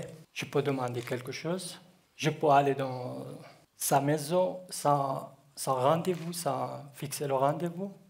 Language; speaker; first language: French; non-native, learner; Kurdish